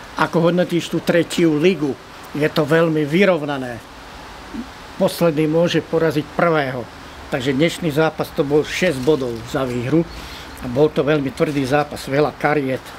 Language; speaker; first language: Slovak; non-native, local second language; Hungarian